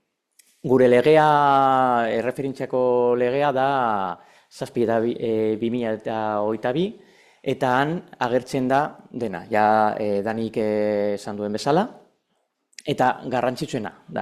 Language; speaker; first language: Basque; non-native, local second language; Spanish